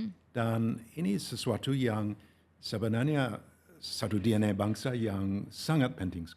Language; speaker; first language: Indonesian; non-native, fluent; English